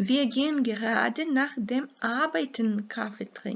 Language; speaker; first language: German; non-native, fluent; Serbian